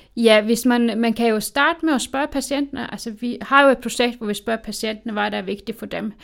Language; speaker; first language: Danish; native; Danish